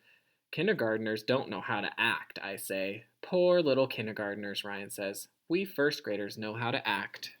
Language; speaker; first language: English; native; English